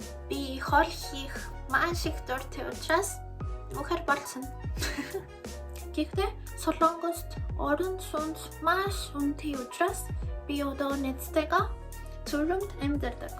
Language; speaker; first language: Mongolian; non-native, fluent; Spanish